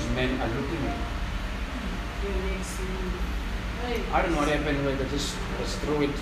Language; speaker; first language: English; non-native, local second language; Zulu